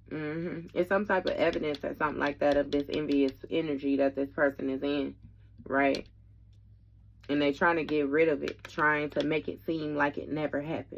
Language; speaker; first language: English; native; English